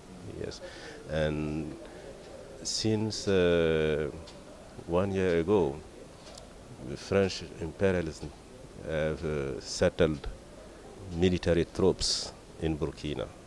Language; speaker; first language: English; non-native, learner; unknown